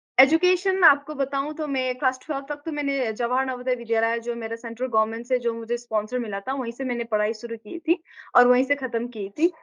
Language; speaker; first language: Hindi; non-native, local second language; Nepali